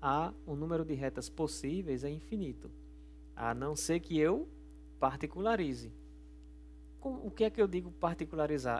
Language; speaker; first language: Portuguese; native; Portuguese